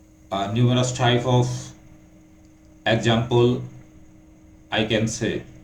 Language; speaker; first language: English; non-native, local second language; Bangla